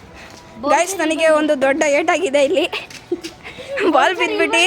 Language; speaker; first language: Kannada; native; Kannada